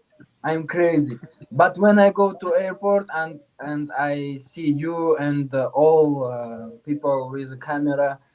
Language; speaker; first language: English; non-native, learner; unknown